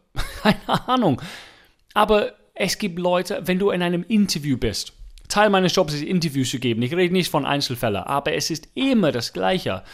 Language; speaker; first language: German; non-native, fluent; English